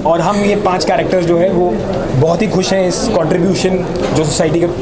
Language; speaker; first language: Hindi; native; Hindi